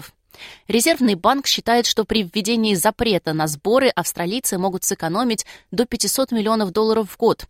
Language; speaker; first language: Russian; native; Russian